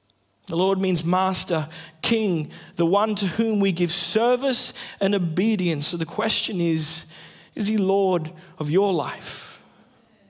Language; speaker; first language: English; native; English